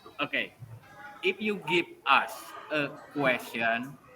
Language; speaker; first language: English; non-native, learner; Indonesian